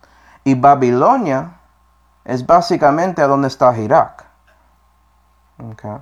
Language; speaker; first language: Spanish; non-native, fluent; English